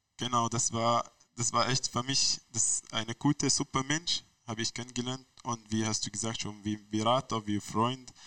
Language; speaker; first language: German; non-native, learner; Arabic